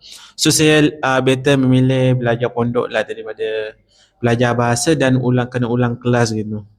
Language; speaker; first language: Indonesian; non-native, learner; Arabic